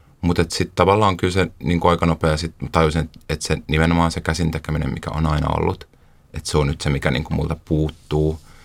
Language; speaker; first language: Finnish; native; Finnish